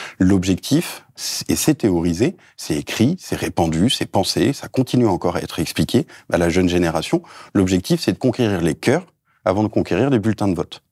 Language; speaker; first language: French; native; French